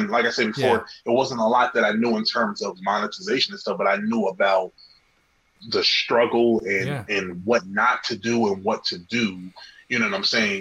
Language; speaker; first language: English; native; English